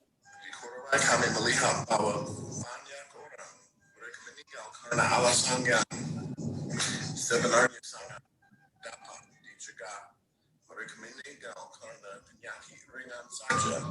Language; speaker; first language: Indonesian; non-native, fluent; English